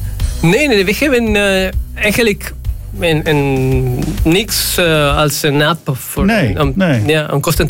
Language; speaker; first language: Dutch; non-native, learner; Spanish